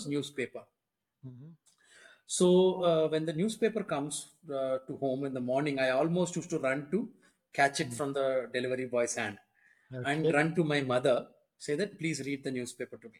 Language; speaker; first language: English; non-native, local second language; Telugu